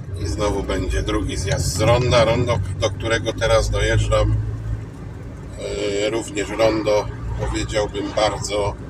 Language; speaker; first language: Polish; native; Polish